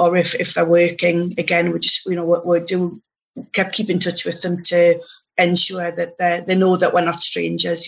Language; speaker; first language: English; native; English